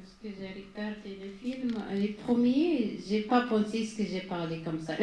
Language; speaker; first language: French; non-native, learner; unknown